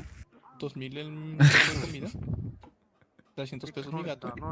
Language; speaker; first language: Spanish; native; Spanish